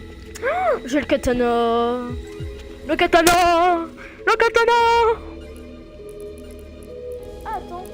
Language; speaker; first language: French; native; French